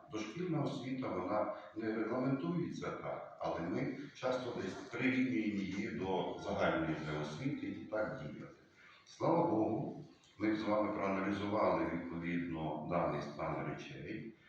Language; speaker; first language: Ukrainian; native; Ukrainian